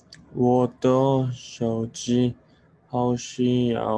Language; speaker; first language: Chinese; non-native, learner; Korean